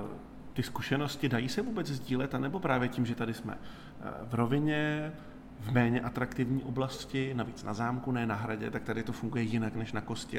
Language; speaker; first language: Czech; native; Czech